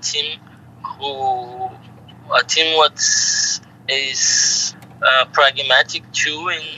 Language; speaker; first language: English; non-native, learner; Portuguese